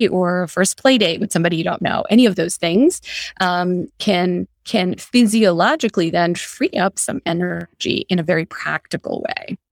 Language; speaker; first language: English; early bilingual, other home language; Hindi